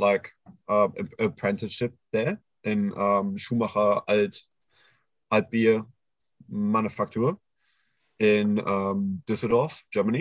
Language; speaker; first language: English; non-native, fluent; German